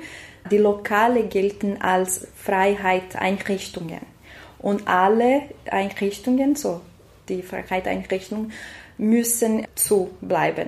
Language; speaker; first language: German; non-native, learner; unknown